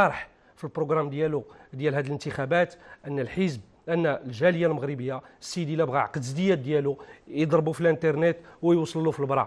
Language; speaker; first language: Arabic; native; Arabic